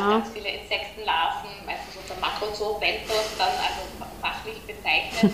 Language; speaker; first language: German; native; German